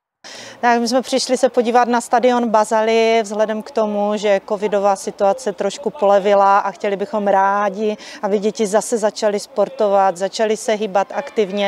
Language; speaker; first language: Czech; native; Czech